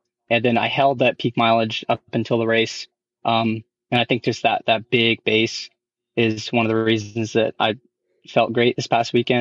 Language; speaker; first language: English; native; English